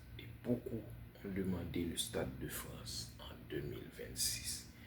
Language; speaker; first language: French; non-native, fluent; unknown